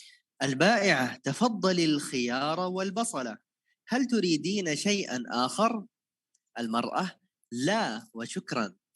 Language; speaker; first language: Arabic; non-native, fluent; Indonesian